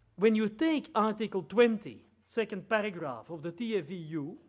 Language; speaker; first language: English; non-native, fluent; Dutch